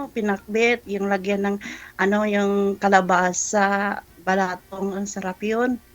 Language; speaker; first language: Filipino; non-native, local second language; Cebuano